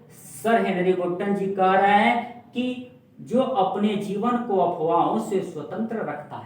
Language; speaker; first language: Hindi; native; Hindi